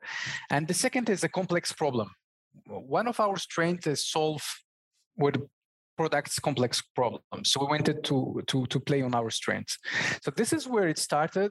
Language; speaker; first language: English; non-native, fluent; Berber languages